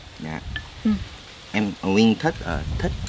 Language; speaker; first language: Vietnamese; non-native, learner; Korean